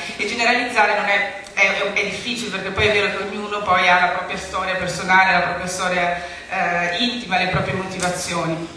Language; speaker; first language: Italian; native; Italian